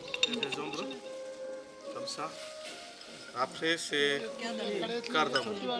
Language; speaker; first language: French; non-native, learner; Hindi